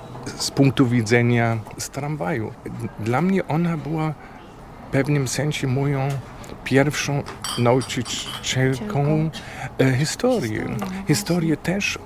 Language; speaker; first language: Polish; non-native, fluent; German